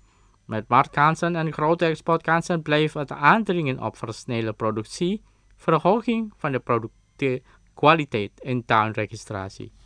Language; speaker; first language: Dutch; non-native, learner; Indonesian